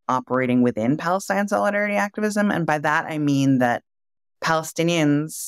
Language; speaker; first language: English; native; English